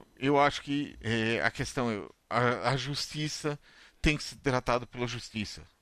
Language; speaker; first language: Portuguese; native; Portuguese